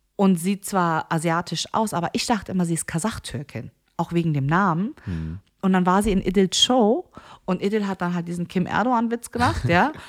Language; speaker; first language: German; early bilingual, other home language; Korean